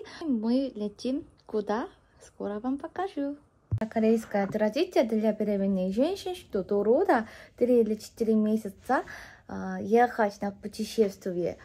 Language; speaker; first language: Russian; non-native, fluent; Korean